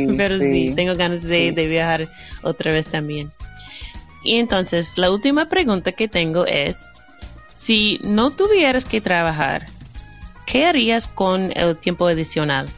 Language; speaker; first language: Spanish; non-native, learner; English